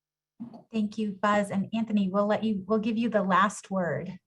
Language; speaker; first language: English; native; English